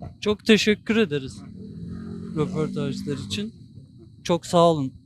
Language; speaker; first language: Turkish; native; Turkish